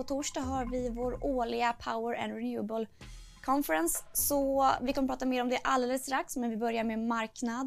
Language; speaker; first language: Swedish; native; Swedish